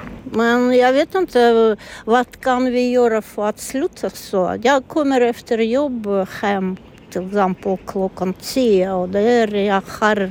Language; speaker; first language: Swedish; non-native, learner; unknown